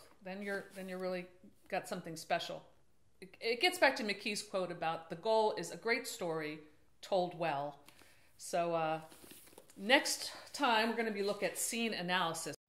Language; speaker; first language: English; native; English